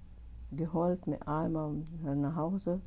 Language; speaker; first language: German; non-native, learner; Russian